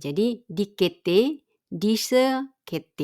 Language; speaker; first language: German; non-native, fluent; Indonesian